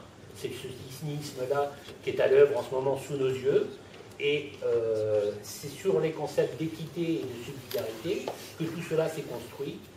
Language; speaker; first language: French; native; French